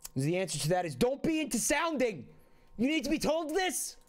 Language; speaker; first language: English; native; English